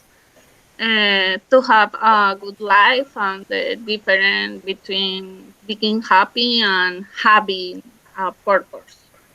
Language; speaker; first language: English; non-native, learner; Spanish